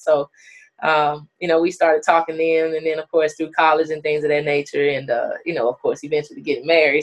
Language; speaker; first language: English; native; English